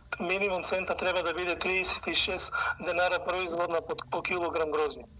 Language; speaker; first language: Macedonian; native; Macedonian